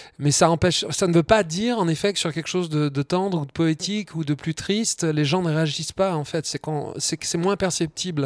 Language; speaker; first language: French; native; French